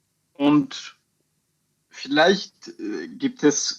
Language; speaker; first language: German; non-native, fluent; French